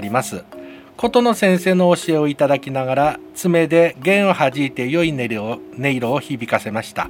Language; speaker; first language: Japanese; native; Japanese